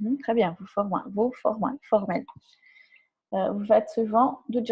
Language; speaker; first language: French; non-native, fluent; Portuguese